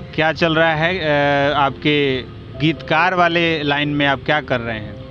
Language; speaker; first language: Hindi; native; Hindi